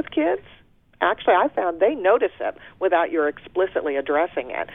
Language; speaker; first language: English; early bilingual, other home language; German